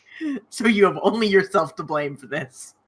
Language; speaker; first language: English; native; English